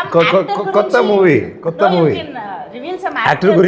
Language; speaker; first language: Telugu; non-native, learner; Kannada